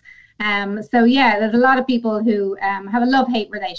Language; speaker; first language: English; native; English